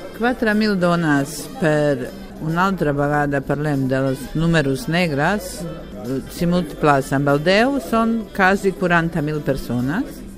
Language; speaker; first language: Catalan; non-native, fluent; Bosnian